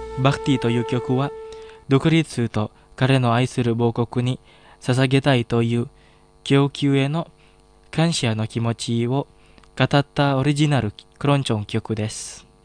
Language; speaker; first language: Japanese; non-native, fluent; Indonesian